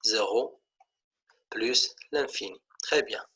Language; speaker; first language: French; non-native, local second language; Arabic